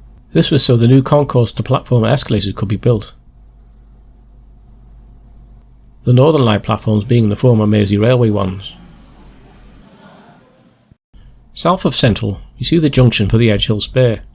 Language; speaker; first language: English; native; English